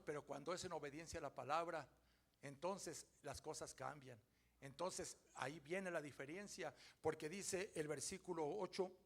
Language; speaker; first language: Spanish; native; Spanish